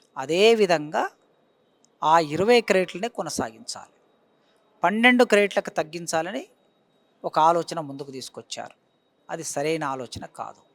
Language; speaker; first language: Telugu; native; Telugu